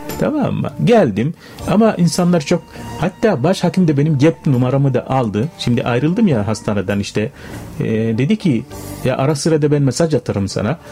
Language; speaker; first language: Turkish; non-native, fluent; Arabic